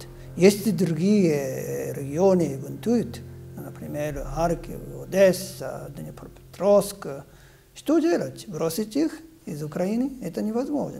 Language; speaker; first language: Russian; non-native, fluent; Japanese